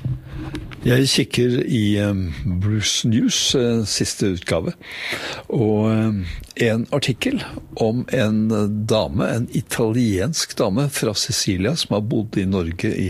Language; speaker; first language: Norwegian; native; Norwegian